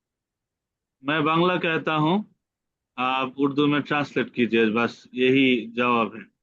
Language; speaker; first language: Hindi; non-native, fluent; Bangla